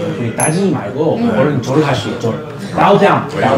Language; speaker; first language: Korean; non-native, fluent; English